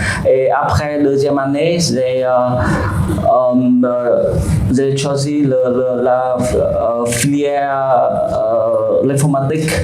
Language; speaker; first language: French; non-native, fluent; Vietnamese